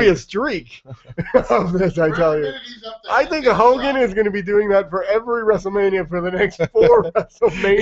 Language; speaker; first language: English; native; English